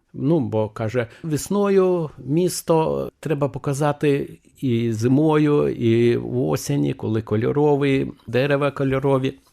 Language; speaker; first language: Ukrainian; non-native, fluent; Lithuanian